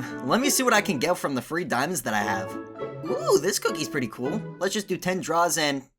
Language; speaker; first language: English; native; English